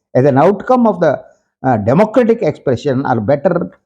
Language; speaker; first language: English; non-native, local second language; Kannada